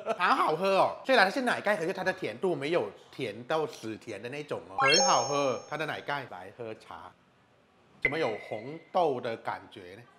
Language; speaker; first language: Chinese; non-native, fluent; Thai